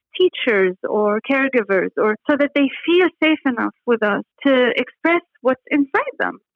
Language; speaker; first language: English; non-native, fluent; Arabic